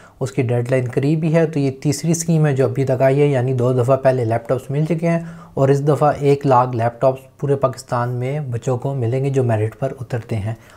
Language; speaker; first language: Urdu; native; Urdu